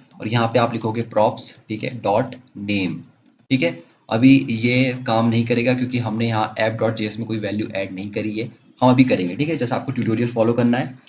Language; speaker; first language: Hindi; native; Hindi